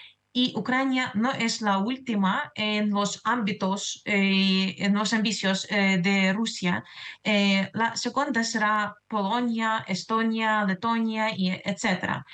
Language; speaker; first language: Spanish; non-native, fluent; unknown